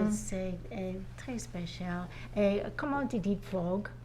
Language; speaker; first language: French; non-native, learner; English